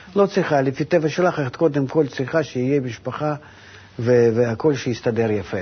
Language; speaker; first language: Hebrew; non-native, fluent; Russian